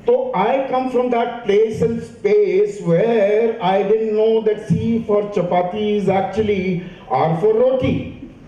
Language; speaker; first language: English; non-native, local second language; Hindi